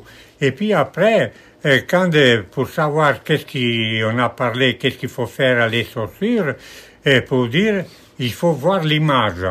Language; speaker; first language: French; non-native, fluent; Italian